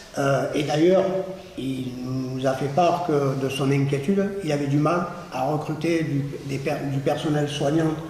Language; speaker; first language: French; native; French